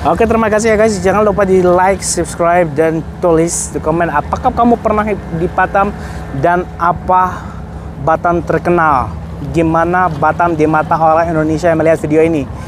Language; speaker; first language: Indonesian; non-native, fluent; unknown